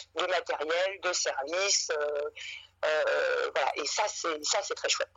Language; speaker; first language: French; native; French